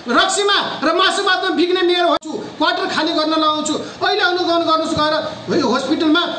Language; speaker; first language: Nepali; non-native, local second language; Maithili